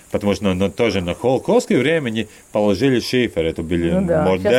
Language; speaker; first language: Russian; non-native, learner; Latvian